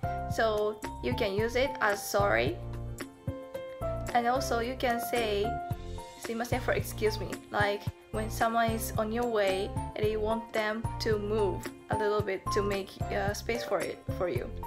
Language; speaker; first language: English; non-native, fluent; Japanese